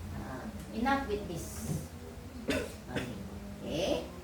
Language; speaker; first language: English; non-native, fluent; Indonesian